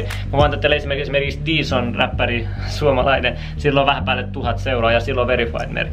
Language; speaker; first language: Finnish; native; Finnish